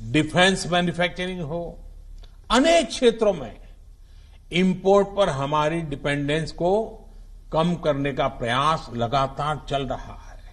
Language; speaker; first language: Hindi; non-native, local second language; Gujarati